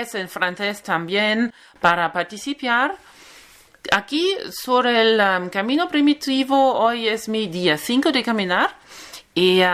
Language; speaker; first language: Spanish; non-native, learner; German